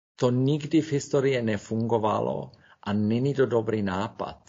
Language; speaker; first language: Czech; non-native, fluent; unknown